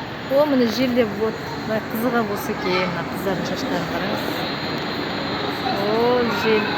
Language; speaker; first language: Kazakh; native; Kazakh